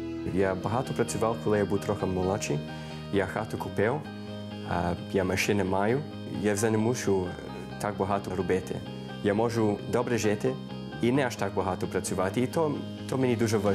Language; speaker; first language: Ukrainian; early bilingual, heritage; Ukrainian